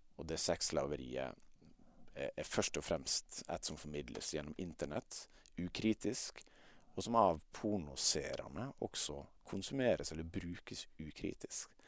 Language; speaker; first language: Norwegian; native; Norwegian